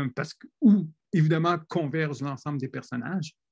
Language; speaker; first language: French; native; French